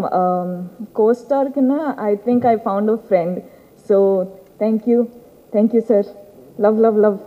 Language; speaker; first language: Tamil; non-native, learner; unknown